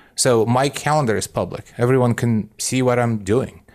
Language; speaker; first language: English; non-native, fluent; Russian